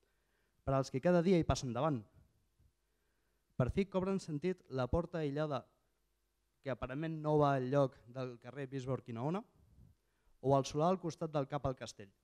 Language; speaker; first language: Catalan; native; Catalan